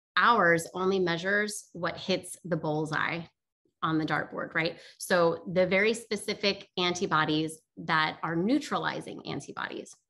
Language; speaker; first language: English; native; English